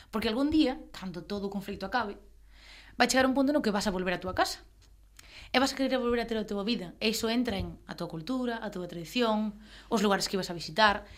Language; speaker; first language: Galician; native; Galician